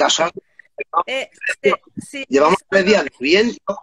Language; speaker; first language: Spanish; native; Spanish